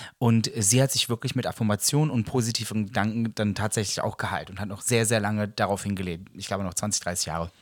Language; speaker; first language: German; early bilingual, other home language; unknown